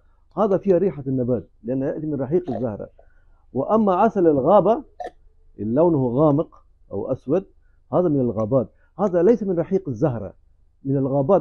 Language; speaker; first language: Arabic; non-native, fluent; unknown